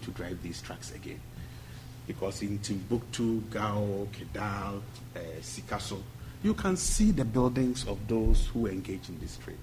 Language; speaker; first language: English; non-native, local second language; Akan